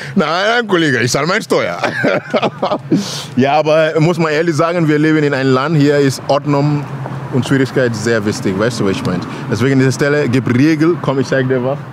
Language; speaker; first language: German; non-native, learner; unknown